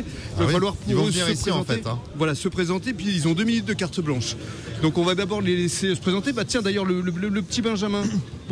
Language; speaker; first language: French; native; French